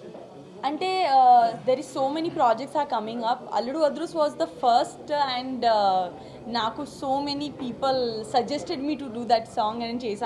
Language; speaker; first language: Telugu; non-native, learner; Gujarati